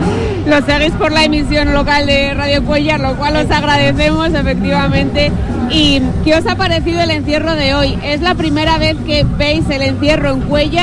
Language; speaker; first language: Spanish; native; Spanish